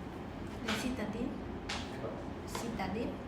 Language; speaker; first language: French; non-native, learner; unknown